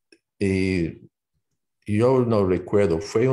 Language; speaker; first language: Spanish; non-native, fluent; English